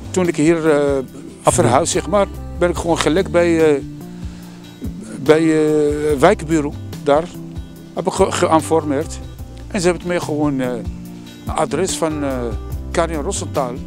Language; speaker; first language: Dutch; non-native, learner; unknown